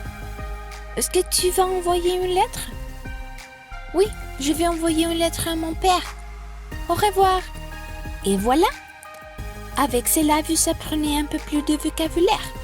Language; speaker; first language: French; non-native, fluent; Spanish